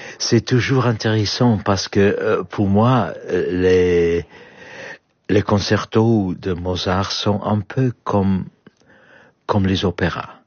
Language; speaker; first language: French; non-native, fluent; English